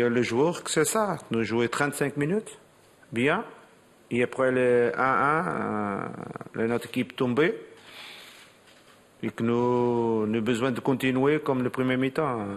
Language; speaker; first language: French; non-native, learner; Portuguese